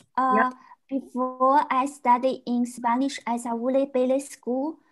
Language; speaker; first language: Spanish; non-native, learner; Chinese